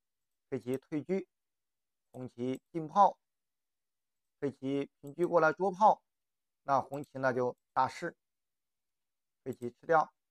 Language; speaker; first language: Chinese; native; Chinese